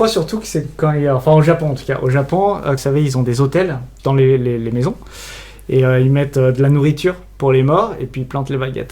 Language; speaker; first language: French; native; French